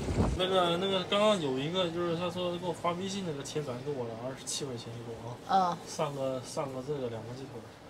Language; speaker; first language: Chinese; native; Chinese